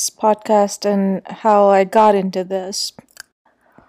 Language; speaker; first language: English; non-native, local second language; Urdu